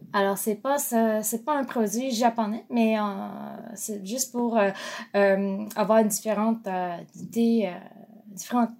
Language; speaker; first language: French; non-native, fluent; Japanese